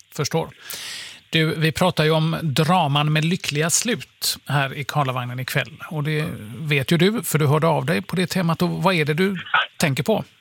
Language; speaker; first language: Swedish; native; Swedish